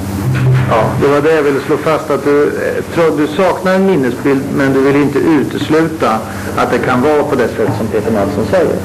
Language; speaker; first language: Swedish; native; Swedish